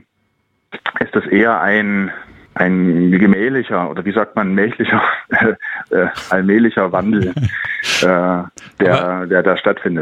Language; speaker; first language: German; native; German